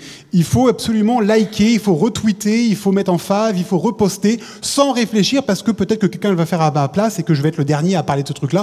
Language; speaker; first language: French; native; French